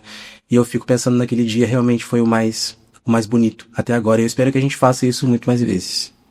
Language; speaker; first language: Portuguese; native; Portuguese